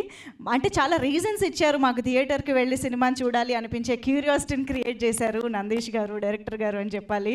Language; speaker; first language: Telugu; native; Telugu